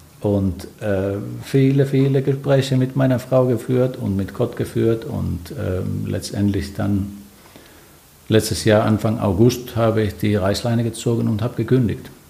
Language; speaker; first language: German; non-native, fluent; Finnish